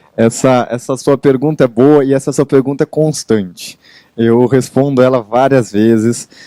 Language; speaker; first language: Portuguese; native; Portuguese